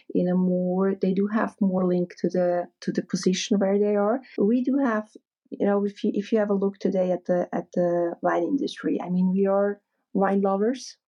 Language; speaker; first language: English; non-native, fluent; German